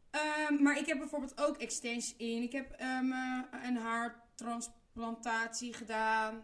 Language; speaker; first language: Dutch; native; Dutch